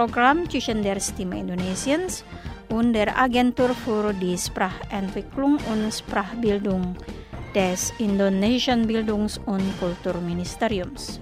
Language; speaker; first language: German; non-native, fluent; Indonesian